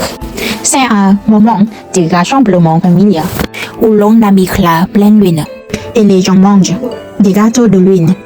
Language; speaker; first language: French; non-native, learner; Vietnamese